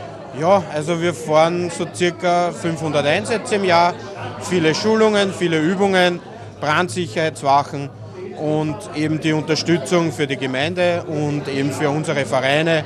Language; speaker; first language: German; native; German